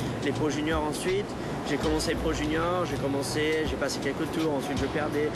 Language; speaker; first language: French; native; French